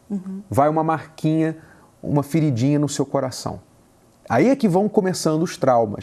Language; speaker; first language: Portuguese; native; Portuguese